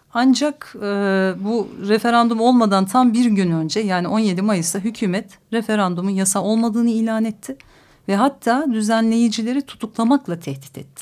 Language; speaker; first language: Turkish; native; Turkish